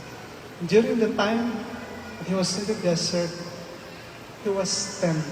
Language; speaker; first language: English; non-native, local second language; Filipino